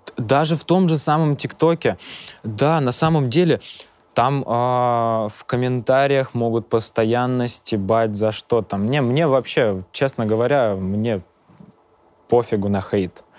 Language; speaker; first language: Russian; native; Russian